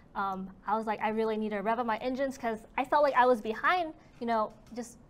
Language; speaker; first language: English; native; English